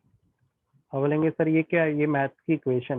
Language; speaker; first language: Hindi; native; Hindi